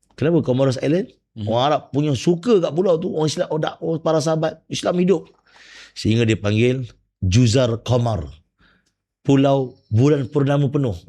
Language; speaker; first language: Malay; native; Malay